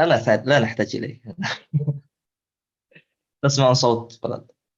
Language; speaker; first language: Arabic; non-native, fluent; Indonesian